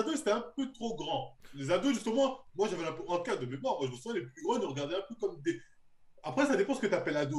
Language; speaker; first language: French; native; French